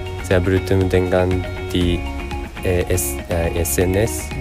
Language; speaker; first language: Indonesian; non-native, learner; Japanese